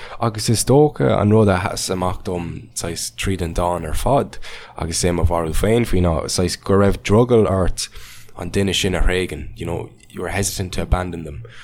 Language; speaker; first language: Irish; non-native, local second language; English